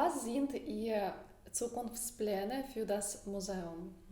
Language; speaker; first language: German; non-native, fluent; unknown